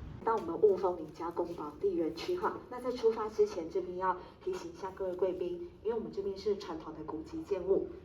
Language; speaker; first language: Chinese; native; Chinese